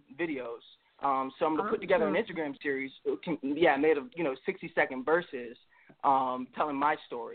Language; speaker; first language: English; native; English